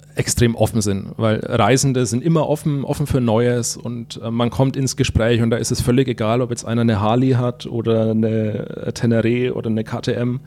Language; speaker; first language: German; native; German